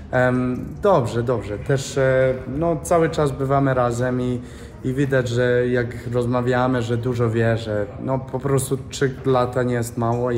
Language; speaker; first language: Polish; non-native, fluent; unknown